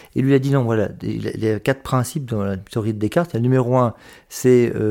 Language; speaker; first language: French; native; French